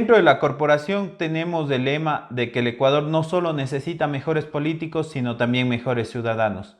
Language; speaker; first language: Spanish; native; Spanish